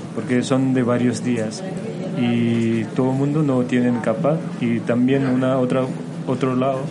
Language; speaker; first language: Spanish; non-native, fluent; Nepali